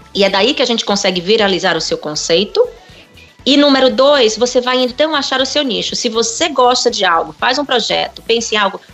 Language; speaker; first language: Portuguese; native; Portuguese